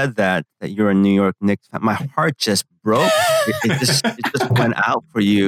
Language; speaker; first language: English; early bilingual, other home language; Korean